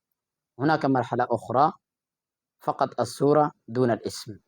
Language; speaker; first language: Arabic; non-native, fluent; Urdu